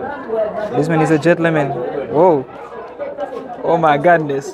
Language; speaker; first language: English; non-native, fluent; Haitian Creole